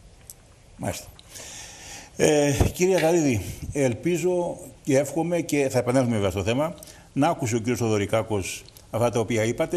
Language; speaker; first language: Greek; native; Greek